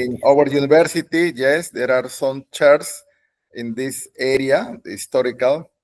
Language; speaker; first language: English; non-native, learner; Spanish